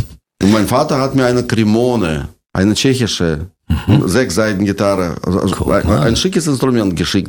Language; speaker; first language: German; non-native, fluent; Russian